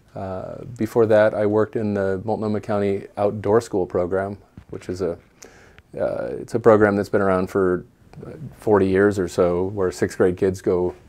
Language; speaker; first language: English; native; English